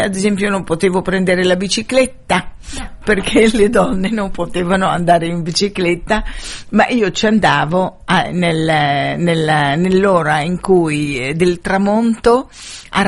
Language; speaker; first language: Italian; non-native, fluent; Arabic